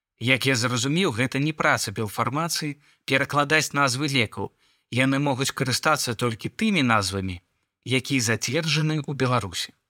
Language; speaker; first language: Belarusian; non-native, local second language; Russian